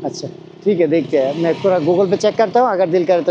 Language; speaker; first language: Hindi; non-native, learner; Bangla